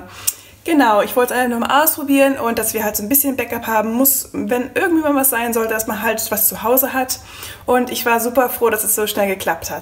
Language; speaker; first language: German; native; German